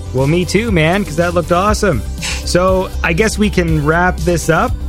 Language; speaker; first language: English; native; English